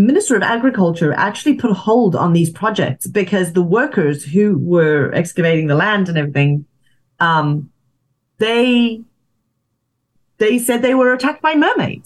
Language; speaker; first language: English; native; English